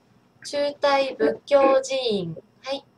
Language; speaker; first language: Japanese; non-native, learner; Chinese